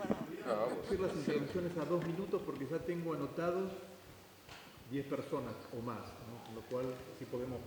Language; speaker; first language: Spanish; native; Spanish